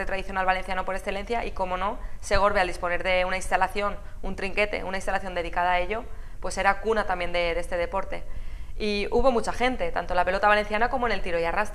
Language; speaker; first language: Spanish; native; Spanish